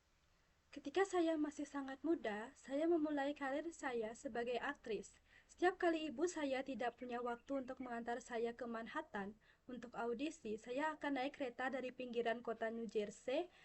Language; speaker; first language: Indonesian; non-native, local second language; Balinese